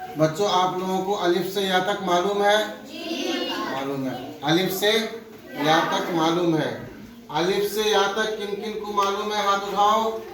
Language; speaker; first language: Hindi; non-native, local second language; Urdu